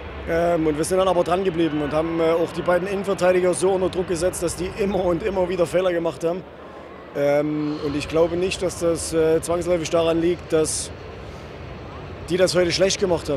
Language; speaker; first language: German; native; German